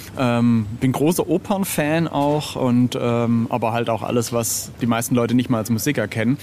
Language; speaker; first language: German; native; German